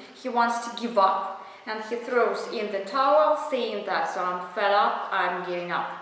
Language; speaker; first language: English; non-native, fluent; Russian